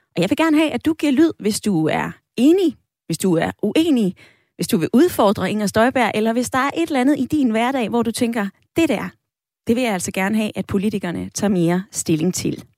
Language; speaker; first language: Danish; native; Danish